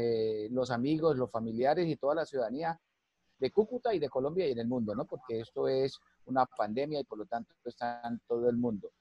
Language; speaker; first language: Spanish; native; Spanish